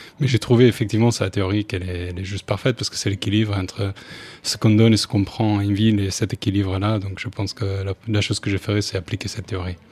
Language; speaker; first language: French; non-native, fluent; Spanish